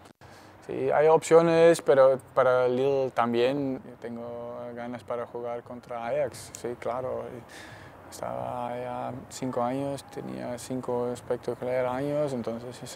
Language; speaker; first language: Spanish; non-native, learner; Dutch